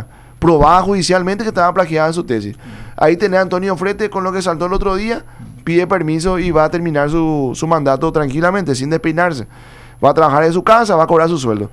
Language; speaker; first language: Spanish; native; Spanish